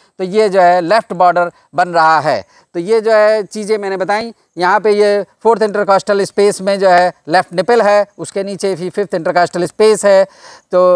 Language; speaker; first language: Hindi; native; Hindi